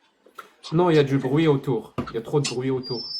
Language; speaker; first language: French; native; French